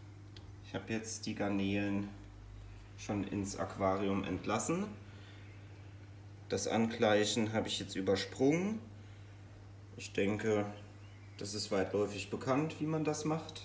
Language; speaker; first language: German; native; German